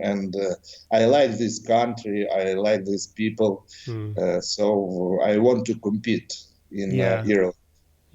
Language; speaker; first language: English; non-native, learner; Ukrainian